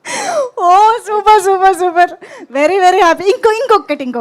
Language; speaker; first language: Telugu; native; Telugu